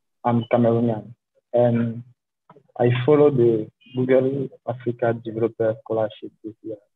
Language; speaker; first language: English; non-native, local second language; French